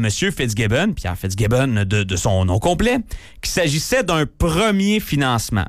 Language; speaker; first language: French; native; French